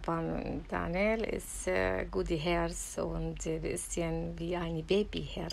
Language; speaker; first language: German; non-native, learner; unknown